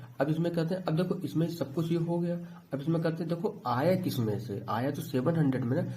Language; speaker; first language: Hindi; native; Hindi